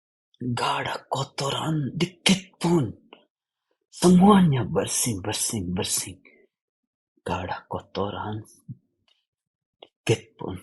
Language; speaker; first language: Indonesian; non-native, fluent; Hindi